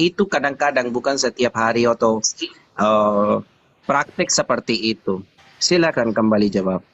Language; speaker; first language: Indonesian; non-native, learner; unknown